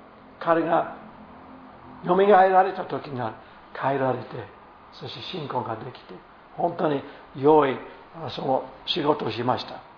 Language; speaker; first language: Japanese; non-native, fluent; English